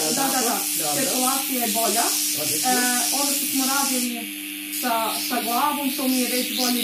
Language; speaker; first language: Serbian; native; Serbian